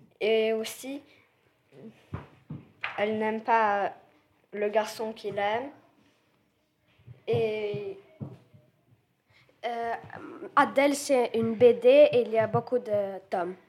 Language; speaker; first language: French; non-native, learner; English